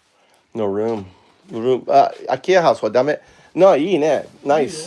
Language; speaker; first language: Japanese; non-native, learner; English